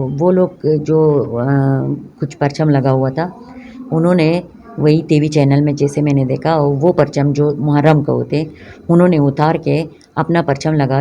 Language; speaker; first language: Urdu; non-native, local second language; Persian